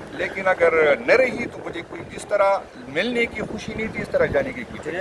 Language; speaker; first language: Urdu; non-native, local second language; Pashto